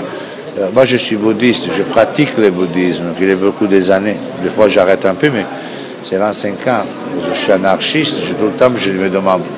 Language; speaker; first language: French; non-native, fluent; Italian